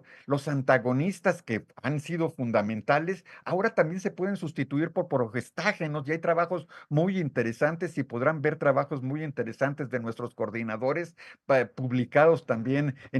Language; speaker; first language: Spanish; native; Spanish